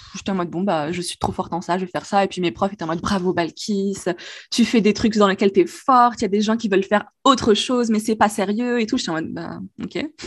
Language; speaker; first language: French; non-native, local second language; Arabic